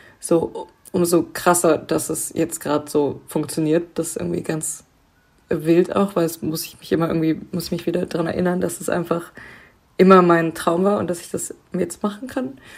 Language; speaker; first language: German; native; German